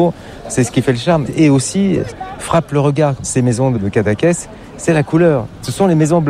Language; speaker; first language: French; native; French